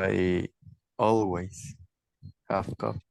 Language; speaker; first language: English; non-native, learner; Spanish